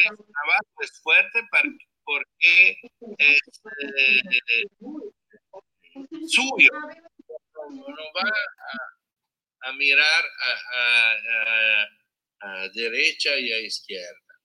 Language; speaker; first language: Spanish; non-native, learner; Italian